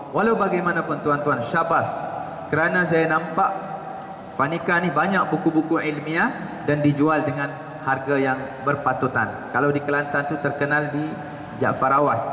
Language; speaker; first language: Malay; native; Malay